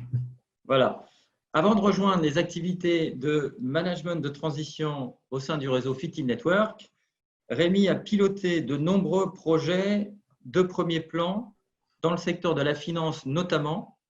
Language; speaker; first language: French; native; French